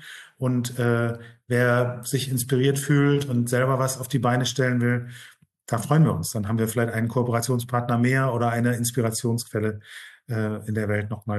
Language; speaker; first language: German; native; German